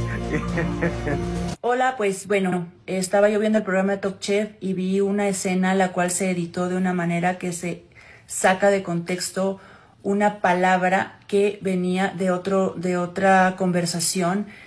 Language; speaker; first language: Spanish; native; Spanish